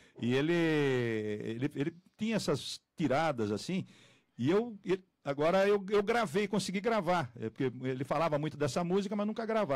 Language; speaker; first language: Portuguese; native; Portuguese